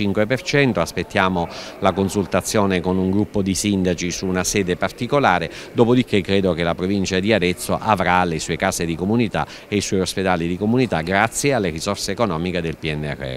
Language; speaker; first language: Italian; native; Italian